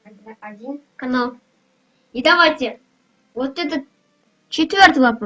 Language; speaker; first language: Russian; non-native, local second language; Kazakh